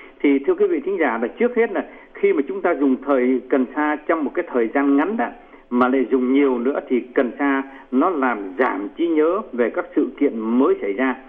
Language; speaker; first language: Vietnamese; native; Vietnamese